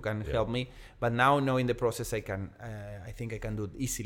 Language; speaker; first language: English; non-native, learner; Spanish